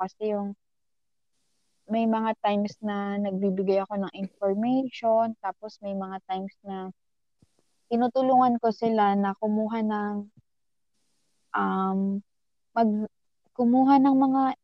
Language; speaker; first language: English; non-native, local second language; Filipino